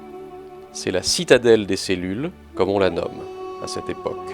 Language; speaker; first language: French; native; French